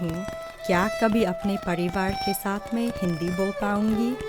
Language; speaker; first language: Hindi; early bilingual, heritage; English